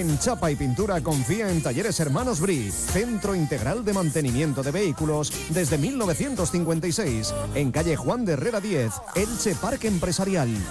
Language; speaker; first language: Spanish; native; Spanish